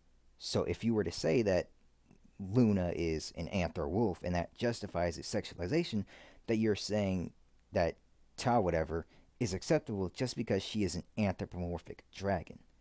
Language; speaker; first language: English; native; English